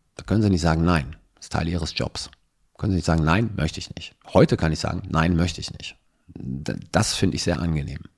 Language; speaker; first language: German; early bilingual, other home language; Italian